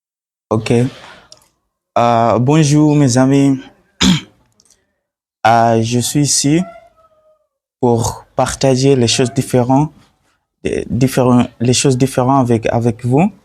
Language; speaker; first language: French; non-native, learner; Swahili